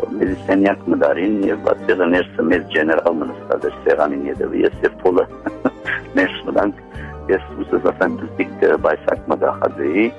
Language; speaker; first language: Armenian; early bilingual, heritage; Armenian